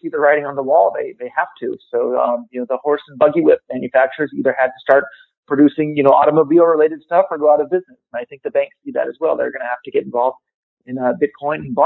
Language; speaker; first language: English; native; English